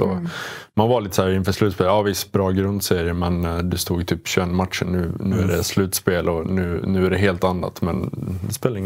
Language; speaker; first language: Swedish; native; Swedish